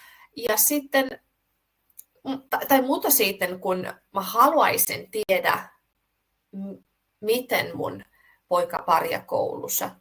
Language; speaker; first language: Finnish; non-native, fluent; Greek